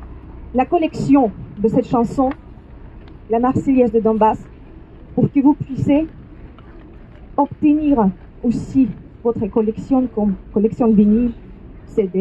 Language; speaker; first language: French; non-native, fluent; Russian